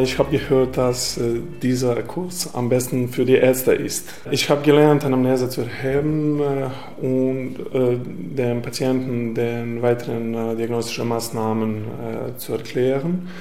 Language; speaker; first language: German; non-native, learner; Serbian